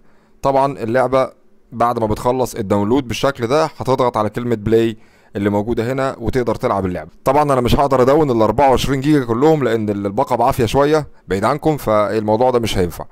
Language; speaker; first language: Arabic; native; Arabic